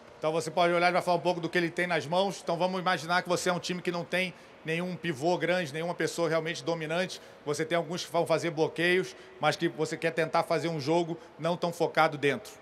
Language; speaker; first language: Portuguese; native; Portuguese